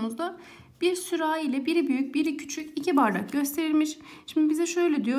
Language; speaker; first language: Turkish; native; Turkish